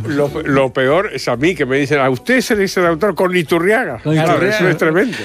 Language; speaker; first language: Spanish; native; Spanish